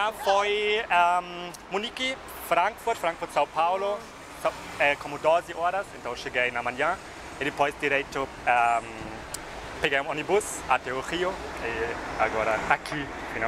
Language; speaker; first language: Portuguese; non-native, fluent; German